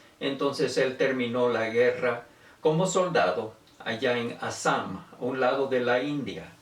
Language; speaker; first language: Spanish; native; Spanish